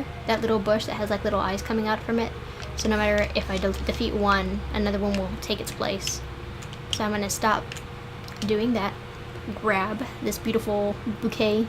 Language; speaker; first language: English; native; English